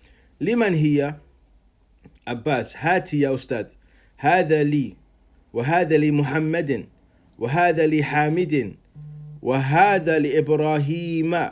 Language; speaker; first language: Arabic; non-native, fluent; English